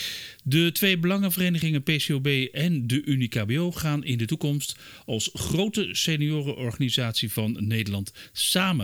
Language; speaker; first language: Dutch; native; Dutch